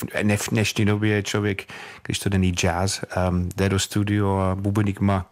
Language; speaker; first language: Czech; non-native, learner; English